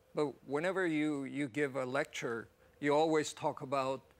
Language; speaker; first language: English; non-native, fluent; Korean